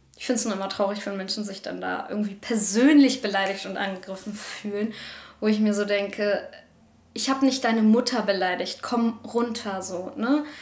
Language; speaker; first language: German; native; German